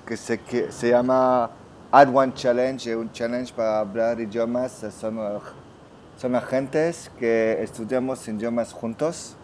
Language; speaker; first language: Spanish; non-native, learner; French